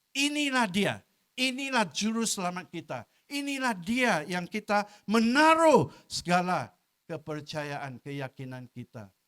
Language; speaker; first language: Malay; non-native, local second language; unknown